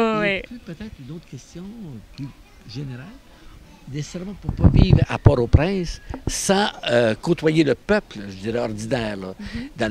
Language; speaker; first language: French; native; French